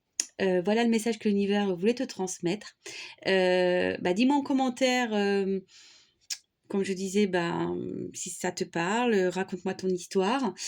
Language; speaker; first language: French; native; French